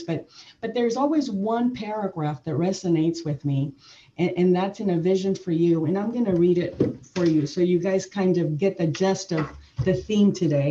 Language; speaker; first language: English; early bilingual, other home language; Spanish